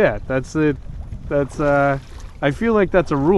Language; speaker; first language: English; native; English